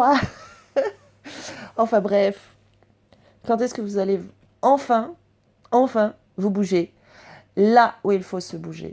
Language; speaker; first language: French; native; French